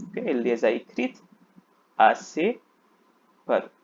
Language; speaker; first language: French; non-native, fluent; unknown